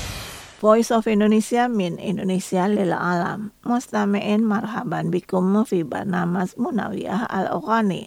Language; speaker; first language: Arabic; non-native, fluent; Indonesian